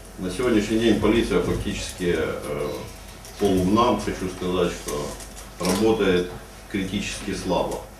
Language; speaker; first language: Russian; native; Russian